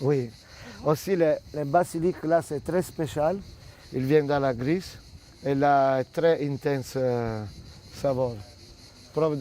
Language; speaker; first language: French; non-native, fluent; Italian